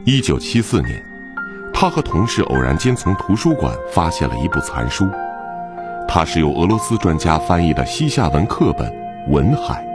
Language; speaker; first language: Chinese; native; Chinese